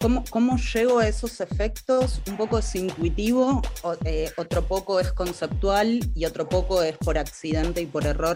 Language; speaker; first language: Spanish; native; Spanish